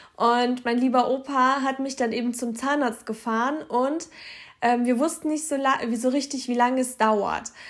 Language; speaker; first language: German; early bilingual, other home language; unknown